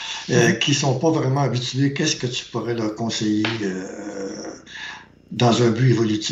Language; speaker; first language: French; native; French